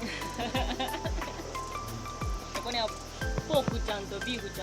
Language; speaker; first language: Japanese; native; Japanese